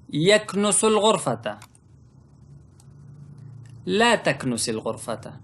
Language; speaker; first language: Arabic; non-native, fluent; Pashto